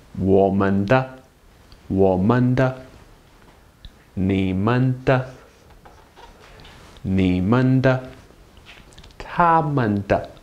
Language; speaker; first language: Chinese; non-native, fluent; English